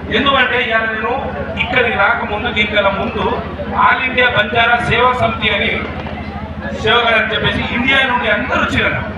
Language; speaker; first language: Telugu; non-native, local second language; Lambadi